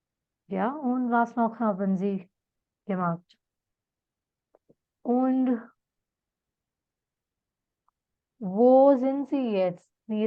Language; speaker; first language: German; non-native, fluent; Malayalam